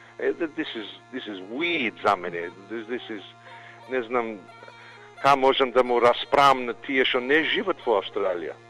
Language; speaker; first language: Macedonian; early bilingual, heritage; Macedonian